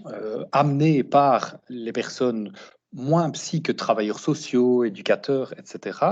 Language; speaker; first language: French; native; French